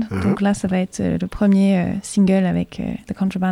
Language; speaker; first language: French; native; French